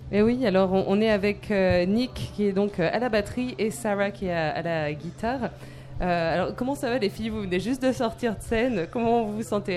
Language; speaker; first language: French; native; French